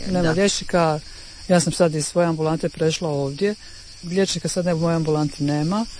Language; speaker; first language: Croatian; native; Croatian